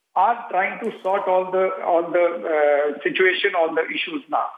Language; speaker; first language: English; non-native, local second language; Hindi